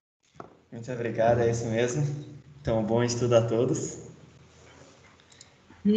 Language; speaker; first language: Portuguese; native; Portuguese